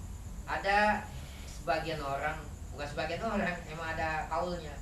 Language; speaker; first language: Indonesian; native; Indonesian